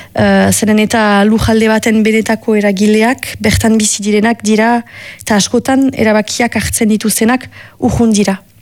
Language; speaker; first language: Basque; native; Basque